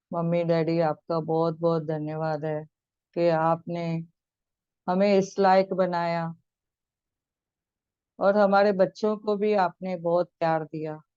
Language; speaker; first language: Hindi; native; Hindi